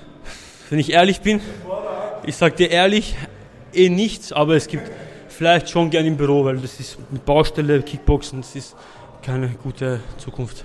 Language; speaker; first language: German; native; German